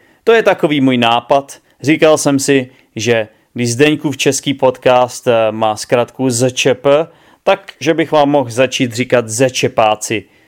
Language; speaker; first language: Czech; native; Czech